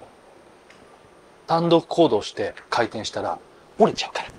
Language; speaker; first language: Japanese; native; Japanese